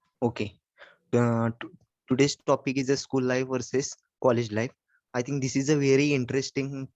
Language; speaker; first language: English; non-native, learner; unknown